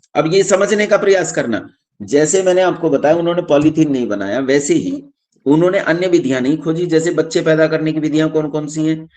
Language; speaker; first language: Hindi; native; Hindi